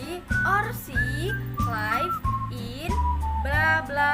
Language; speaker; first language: English; non-native, learner; Indonesian